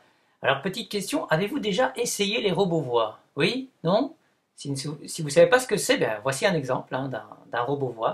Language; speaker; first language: French; native; French